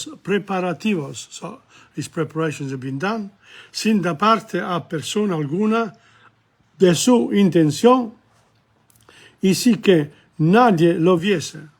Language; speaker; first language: Spanish; non-native, learner; English